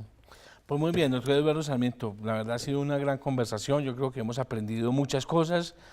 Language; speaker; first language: Spanish; native; Spanish